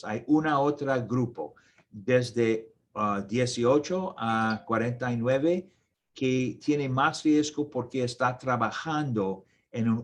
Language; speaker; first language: Spanish; non-native, learner; English